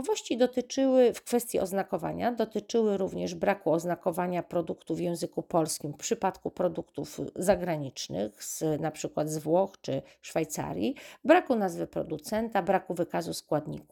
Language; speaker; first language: Polish; native; Polish